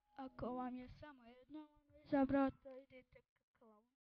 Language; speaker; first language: Croatian; native; Croatian